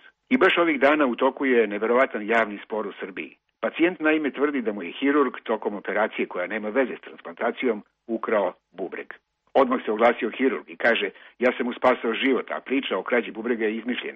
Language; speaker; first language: Croatian; native; Croatian